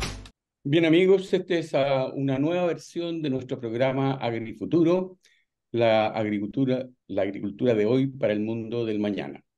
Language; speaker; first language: Spanish; native; Spanish